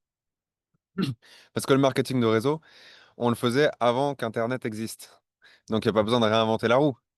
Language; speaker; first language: French; native; French